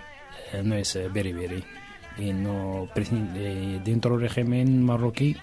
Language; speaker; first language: Spanish; non-native, learner; Arabic